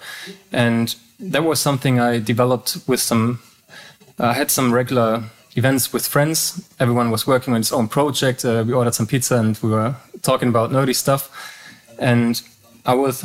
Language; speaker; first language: English; non-native, fluent; German